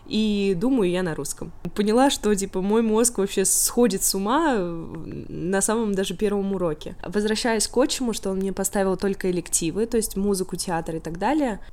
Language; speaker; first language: Russian; native; Russian